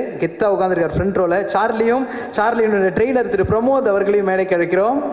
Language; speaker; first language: Tamil; native; Tamil